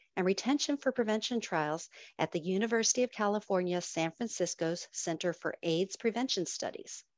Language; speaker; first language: English; native; English